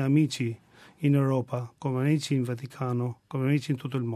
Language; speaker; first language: Italian; non-native, fluent; Albanian